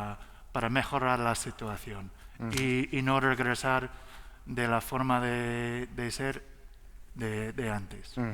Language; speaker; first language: Spanish; non-native, learner; English